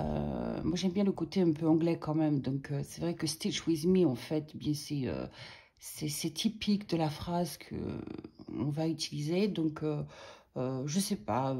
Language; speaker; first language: French; native; French